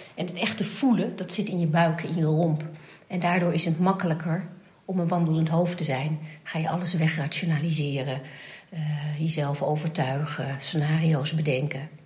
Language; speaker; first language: Dutch; native; Dutch